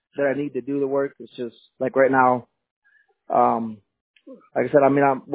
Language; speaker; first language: English; early bilingual, other home language; Spanish